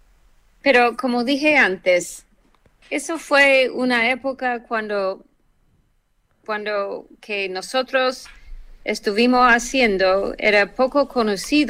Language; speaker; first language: Spanish; non-native, fluent; English